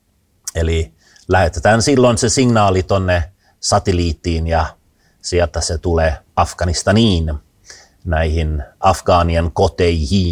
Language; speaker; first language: Finnish; early bilingual, heritage; Finnish